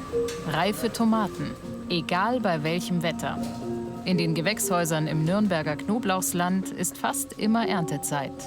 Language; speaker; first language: German; native; German